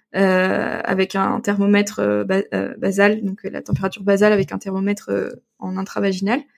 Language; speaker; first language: French; native; French